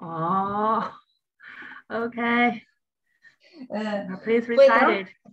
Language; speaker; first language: English; non-native, learner; Chinese